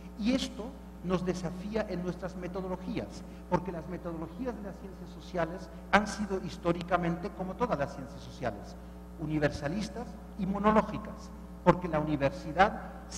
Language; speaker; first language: Spanish; non-native, fluent; German